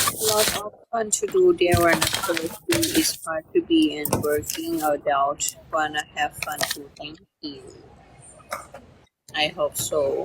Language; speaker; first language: English; non-native, learner; Thai